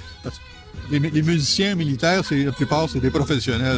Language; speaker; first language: French; native; French